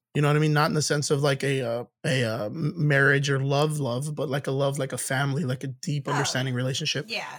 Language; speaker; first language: English; native; English